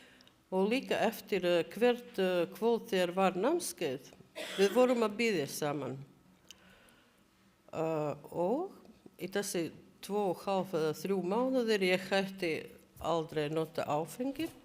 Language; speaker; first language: Icelandic; non-native, learner; Latvian